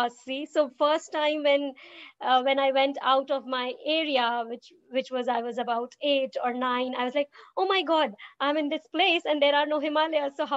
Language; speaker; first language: English; non-native, local second language; Hindi